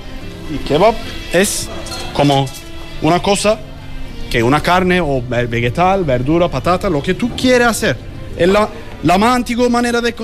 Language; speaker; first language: Spanish; non-native, learner; Turkish